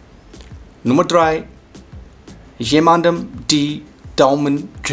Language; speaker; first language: German; non-native, fluent; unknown